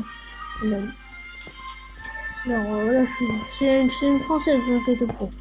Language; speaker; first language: French; native; French